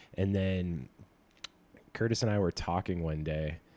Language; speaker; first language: English; native; English